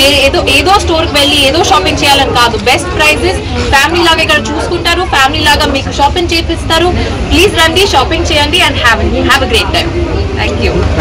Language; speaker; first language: Telugu; non-native, fluent; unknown